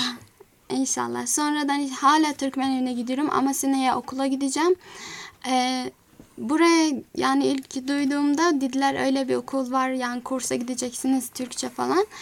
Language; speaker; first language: Turkish; early bilingual, other home language; Azerbaijani